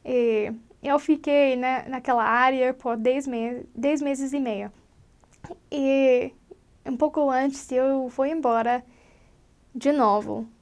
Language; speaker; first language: Portuguese; non-native, learner; English